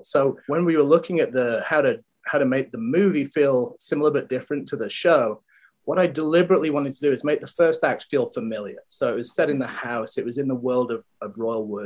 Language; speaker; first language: English; native; English